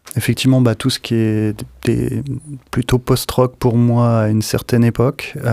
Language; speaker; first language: French; native; French